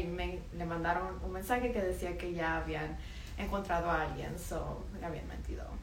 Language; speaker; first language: Spanish; early bilingual, heritage; Spanish